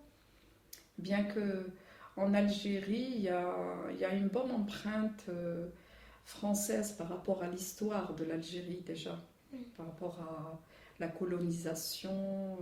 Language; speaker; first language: French; non-native, local second language; Arabic